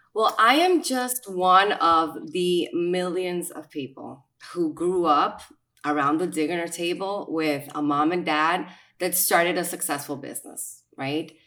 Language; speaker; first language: English; non-native, fluent; Spanish